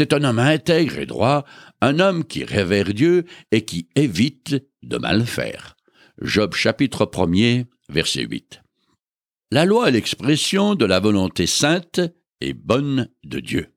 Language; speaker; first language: French; native; French